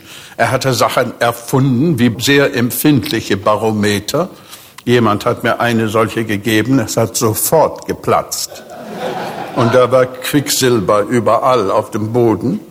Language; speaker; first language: German; non-native, fluent; English